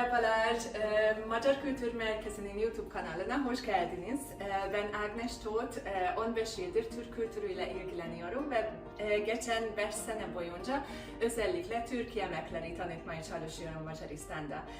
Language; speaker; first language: Turkish; non-native, fluent; Hungarian